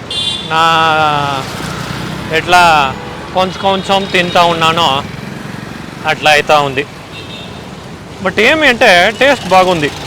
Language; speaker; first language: Telugu; non-native, learner; Kannada